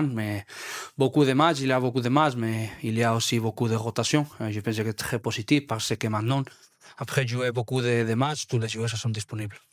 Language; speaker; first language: French; non-native, learner; Spanish